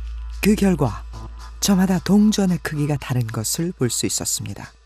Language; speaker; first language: Korean; native; Korean